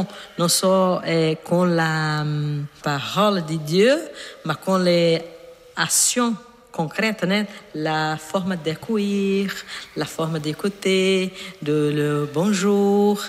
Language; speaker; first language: French; non-native, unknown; Portuguese